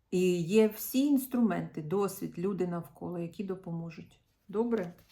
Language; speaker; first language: Ukrainian; non-native, local second language; Russian